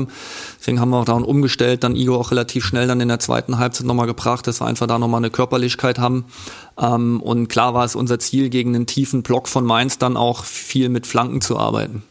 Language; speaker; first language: German; native; German